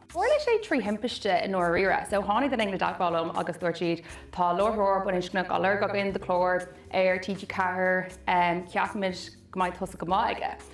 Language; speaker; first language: Irish; non-native, local second language; English